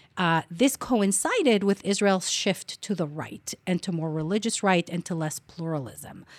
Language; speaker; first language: English; non-native, fluent; Hebrew